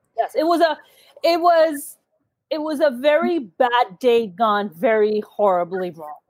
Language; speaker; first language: English; early bilingual, other home language; Urdu